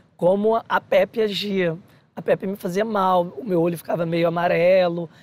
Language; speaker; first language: Portuguese; native; Portuguese